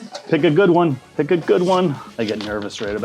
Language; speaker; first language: English; native; English